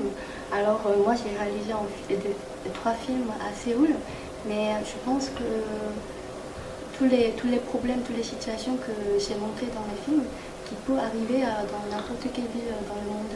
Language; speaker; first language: French; non-native, fluent; Korean